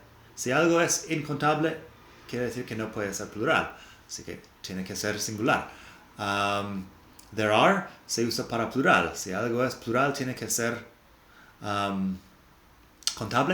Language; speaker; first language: Spanish; non-native, fluent; English